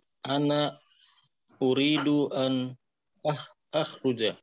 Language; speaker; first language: Arabic; non-native, learner; Indonesian